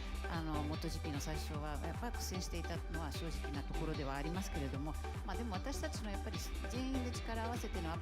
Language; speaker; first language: Japanese; native; Japanese